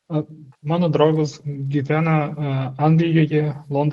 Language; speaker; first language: Lithuanian; non-native, learner; Russian